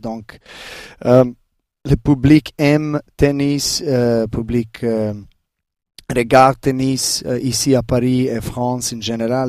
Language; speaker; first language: French; non-native, learner; Serbian